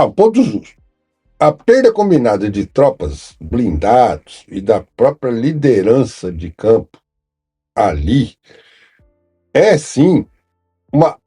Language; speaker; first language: Portuguese; native; Portuguese